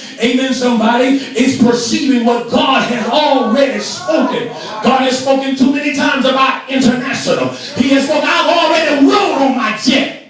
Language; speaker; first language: English; native; English